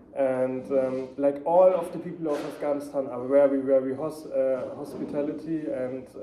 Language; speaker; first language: English; non-native, fluent; German